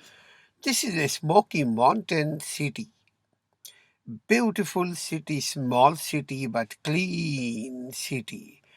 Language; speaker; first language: English; non-native, learner; Urdu